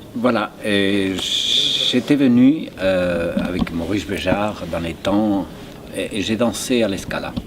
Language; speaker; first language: French; non-native, fluent; Spanish